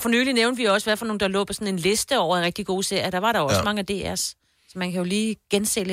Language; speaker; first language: Danish; native; Danish